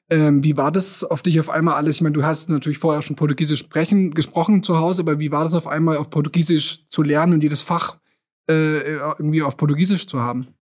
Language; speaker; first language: German; native; German